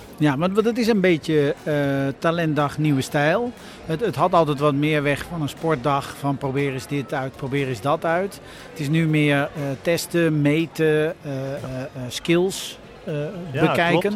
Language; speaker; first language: Dutch; native; Dutch